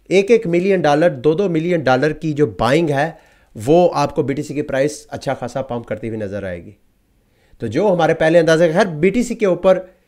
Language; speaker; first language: Urdu; native; Urdu